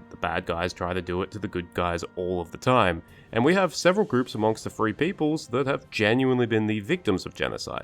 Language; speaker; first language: English; native; English